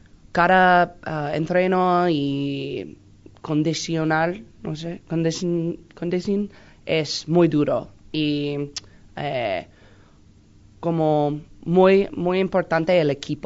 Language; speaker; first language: Spanish; non-native, learner; English